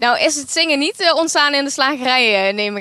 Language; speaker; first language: Dutch; native; Dutch